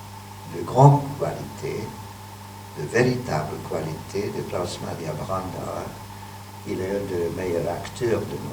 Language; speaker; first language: French; non-native, fluent; Hungarian